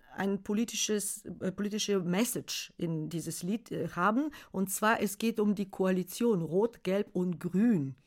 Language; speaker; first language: German; non-native, fluent; Bulgarian